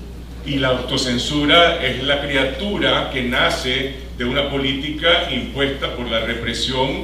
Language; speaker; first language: Spanish; native; Spanish